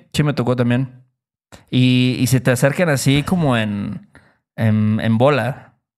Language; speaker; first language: Spanish; native; Spanish